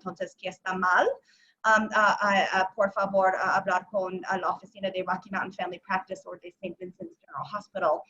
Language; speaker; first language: Spanish; non-native, learner; English